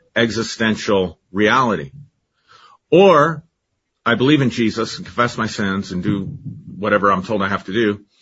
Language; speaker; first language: English; native; English